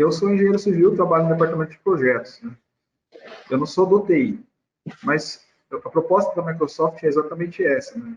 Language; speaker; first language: Portuguese; native; Portuguese